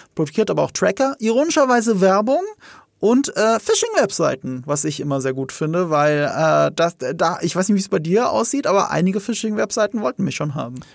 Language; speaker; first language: German; native; German